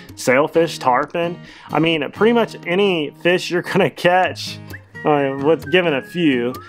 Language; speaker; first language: English; native; English